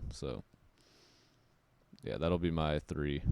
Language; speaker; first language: English; native; English